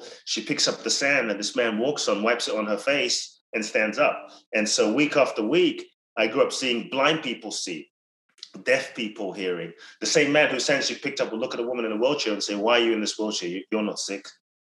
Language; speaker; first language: English; native; English